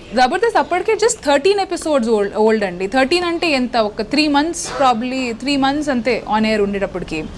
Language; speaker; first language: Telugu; non-native, local second language; Hindi